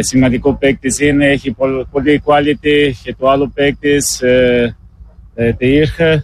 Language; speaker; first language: Greek; non-native, learner; Portuguese